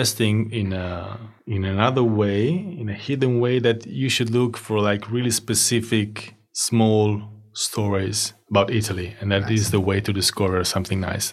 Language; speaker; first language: English; non-native, fluent; Italian